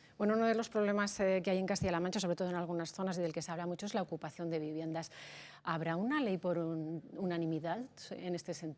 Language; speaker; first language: Spanish; native; Spanish